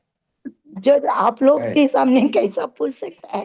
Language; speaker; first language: Hindi; non-native, local second language; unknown